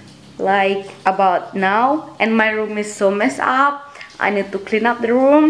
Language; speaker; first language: English; non-native, fluent; Indonesian